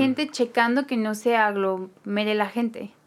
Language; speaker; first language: Spanish; native; Spanish